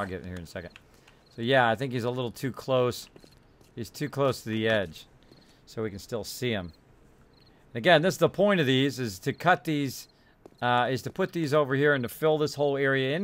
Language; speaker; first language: English; native; English